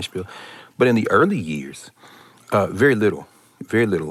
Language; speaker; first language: English; native; English